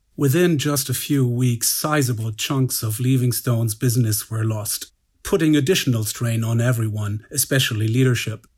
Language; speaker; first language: English; non-native, fluent; German